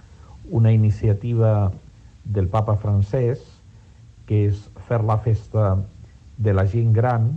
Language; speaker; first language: Catalan; non-native, local second language; Spanish